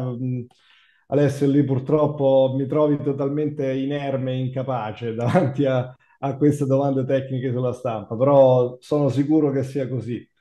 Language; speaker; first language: Italian; native; Italian